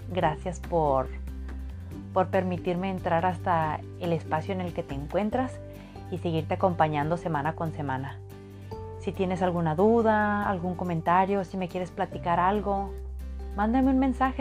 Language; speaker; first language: Spanish; native; Spanish